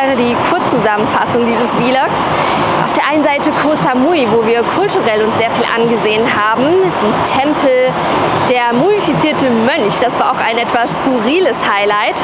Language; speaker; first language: German; native; German